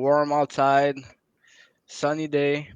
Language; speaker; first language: English; non-native, local second language; French